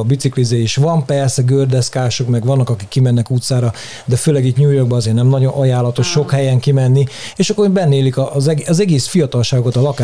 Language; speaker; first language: Hungarian; native; Hungarian